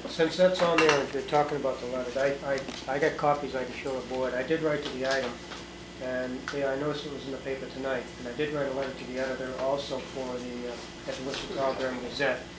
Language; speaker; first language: English; native; English